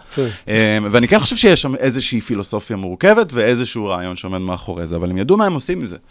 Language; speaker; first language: Hebrew; native; Hebrew